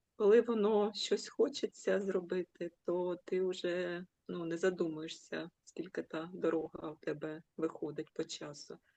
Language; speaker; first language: Ukrainian; non-native, local second language; Russian